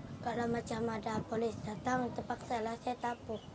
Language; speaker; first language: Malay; early bilingual, other home language; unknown